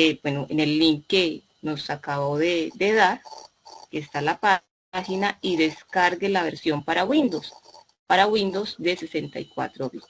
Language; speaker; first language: Spanish; native; Spanish